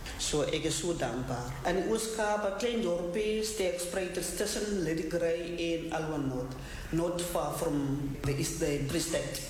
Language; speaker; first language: Afrikaans; non-native, local second language; Southern Sotho